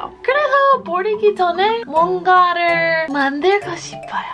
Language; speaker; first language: Korean; non-native, fluent; English